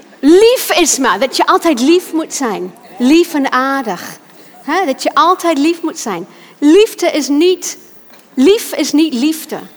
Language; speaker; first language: Dutch; non-native, fluent; English